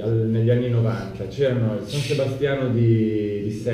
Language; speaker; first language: Italian; native; Italian